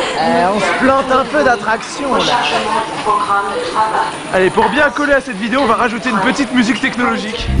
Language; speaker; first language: French; native; French